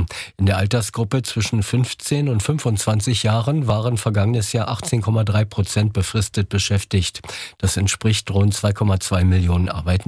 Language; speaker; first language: German; native; German